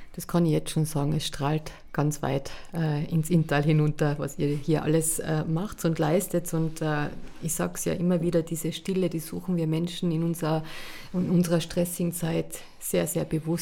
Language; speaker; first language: German; native; German